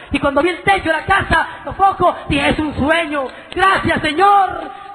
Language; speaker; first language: Spanish; native; Spanish